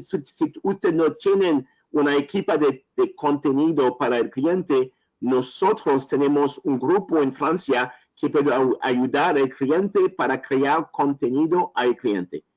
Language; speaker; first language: Spanish; non-native, learner; French